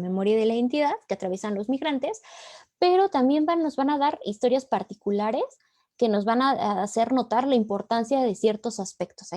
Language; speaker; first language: Spanish; native; Spanish